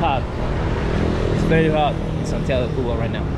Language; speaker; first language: English; non-native, fluent; Spanish